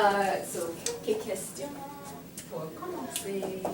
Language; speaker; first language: French; non-native, fluent; English